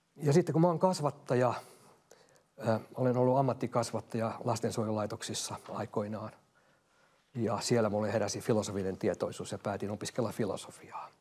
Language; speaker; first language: Finnish; native; Finnish